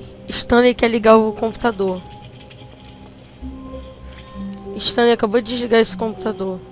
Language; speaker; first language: Portuguese; native; Portuguese